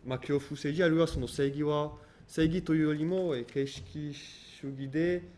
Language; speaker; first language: Japanese; non-native, fluent; French